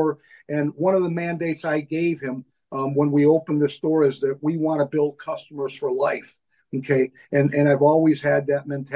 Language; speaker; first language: English; native; English